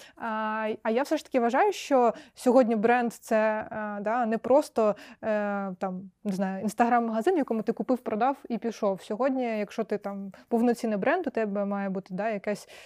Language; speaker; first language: Ukrainian; native; Ukrainian